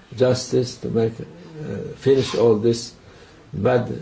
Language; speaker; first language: English; non-native, learner; Turkish